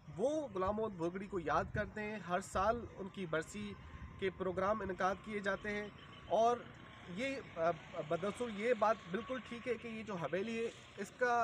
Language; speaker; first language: Urdu; non-native, local second language; Sindhi